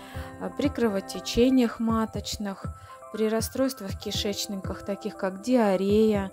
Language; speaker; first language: Russian; native; Russian